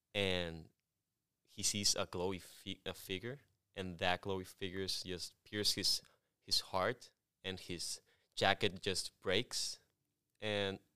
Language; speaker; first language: English; non-native, fluent; Spanish